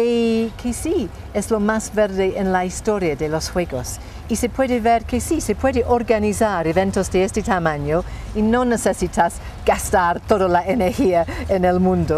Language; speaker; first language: Spanish; non-native, fluent; English